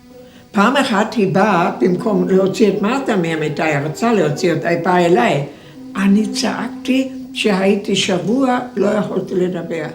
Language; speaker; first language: Hebrew; non-native, fluent; German